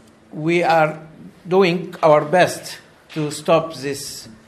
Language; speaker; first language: English; non-native, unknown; Arabic